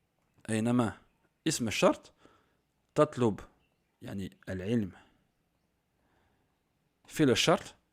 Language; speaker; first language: Arabic; non-native, fluent; French